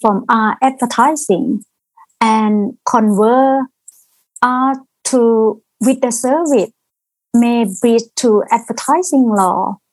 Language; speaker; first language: English; non-native, learner; Thai